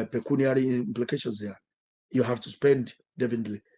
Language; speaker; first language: English; non-native, local second language; Yoruba